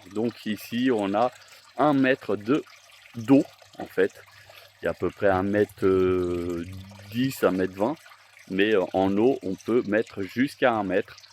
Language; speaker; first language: French; native; French